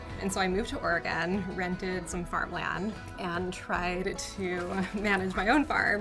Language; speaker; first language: English; native; English